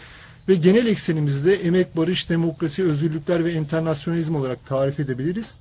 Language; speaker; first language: Turkish; native; Turkish